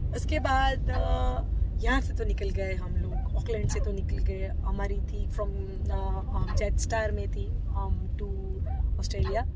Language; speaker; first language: Hindi; non-native, local second language; Gujarati